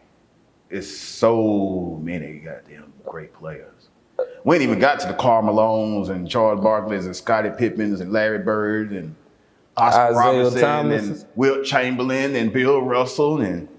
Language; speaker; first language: English; native; English